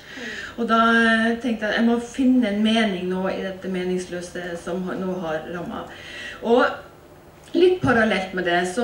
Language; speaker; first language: Norwegian; native; Norwegian